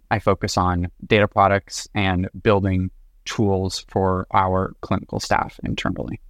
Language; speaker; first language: English; native; English